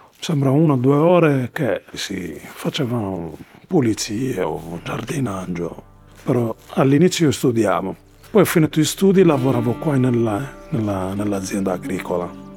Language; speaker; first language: Italian; non-native, fluent; Arabic